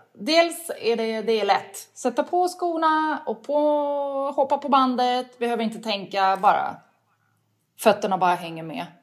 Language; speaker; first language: Swedish; non-native, fluent; Russian